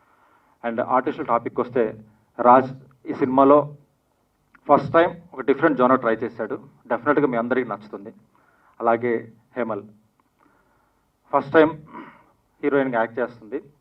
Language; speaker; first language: Telugu; native; Telugu